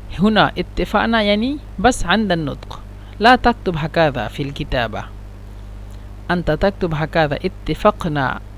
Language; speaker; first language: Egyptian Arabic; non-native, learner; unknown